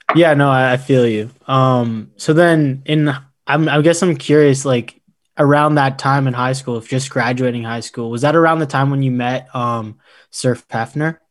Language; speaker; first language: English; early bilingual, other home language; Filipino